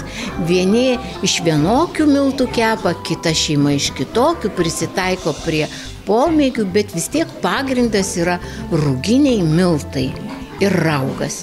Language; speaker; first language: Lithuanian; native; Lithuanian